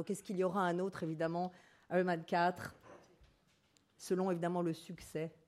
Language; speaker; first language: French; native; French